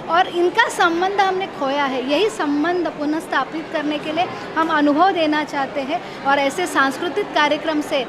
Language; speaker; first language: Hindi; non-native, local second language; Marathi